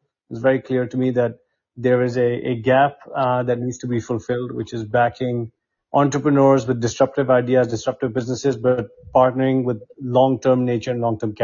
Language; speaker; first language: English; non-native, local second language; Hindi